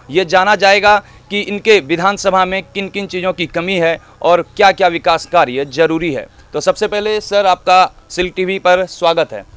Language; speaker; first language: Hindi; native; Hindi